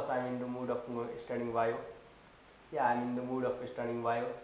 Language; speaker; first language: English; non-native, learner; Hindi